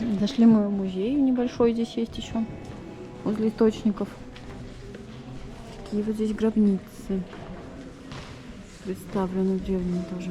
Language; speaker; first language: Russian; native; Russian